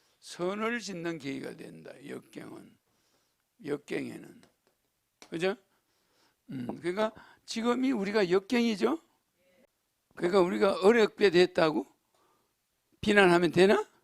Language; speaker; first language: Korean; native; Korean